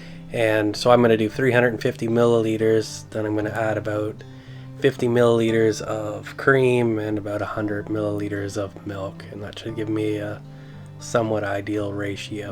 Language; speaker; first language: English; native; English